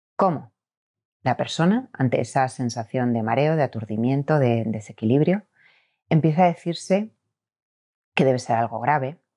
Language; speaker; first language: Spanish; native; Spanish